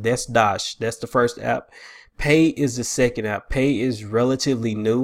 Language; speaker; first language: English; native; English